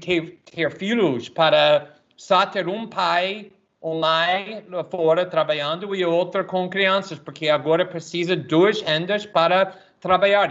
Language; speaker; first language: Portuguese; non-native, fluent; English